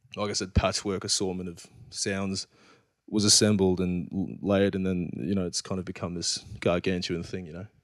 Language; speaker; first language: English; native; English